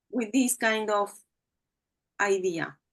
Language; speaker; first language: English; non-native, learner; Spanish